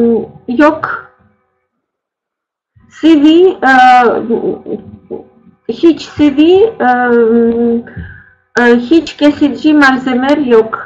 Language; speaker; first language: Turkish; non-native, learner; Russian